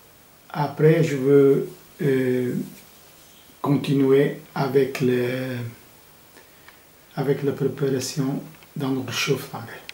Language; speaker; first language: French; non-native, fluent; Portuguese